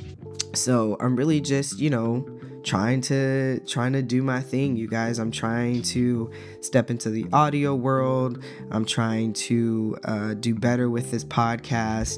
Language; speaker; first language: English; native; English